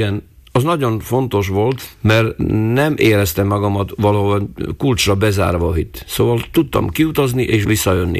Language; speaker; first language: Hungarian; non-native, local second language; Slovak